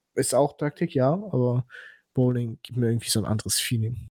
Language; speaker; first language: German; non-native, fluent; Polish